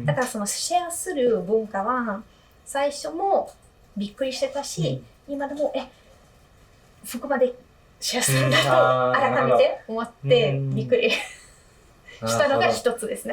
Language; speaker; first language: Japanese; non-native, fluent; Italian